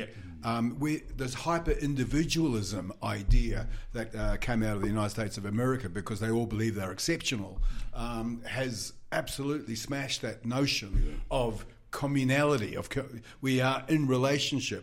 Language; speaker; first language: English; native; English